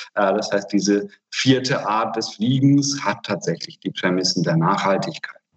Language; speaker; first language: German; non-native, fluent; Hungarian